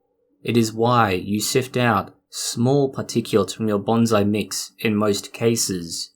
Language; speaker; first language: English; native; English